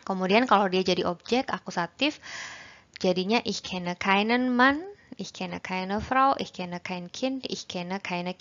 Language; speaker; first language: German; non-native, fluent; Indonesian